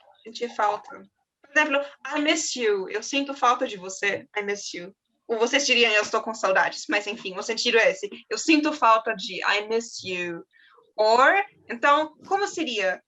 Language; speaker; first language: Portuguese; non-native, fluent; German